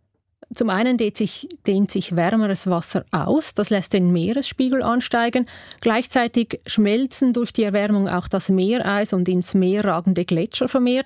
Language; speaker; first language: German; native; German